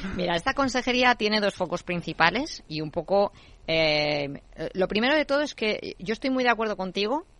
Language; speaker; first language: Spanish; native; Spanish